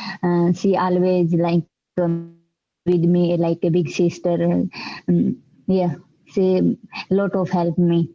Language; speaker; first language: English; non-native, learner; Hindi